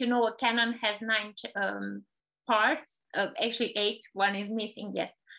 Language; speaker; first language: English; non-native, fluent; Romanian